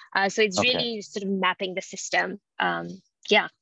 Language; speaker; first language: English; non-native, local second language; Sinhala